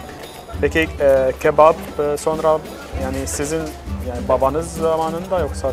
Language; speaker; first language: Turkish; non-native, learner; Arabic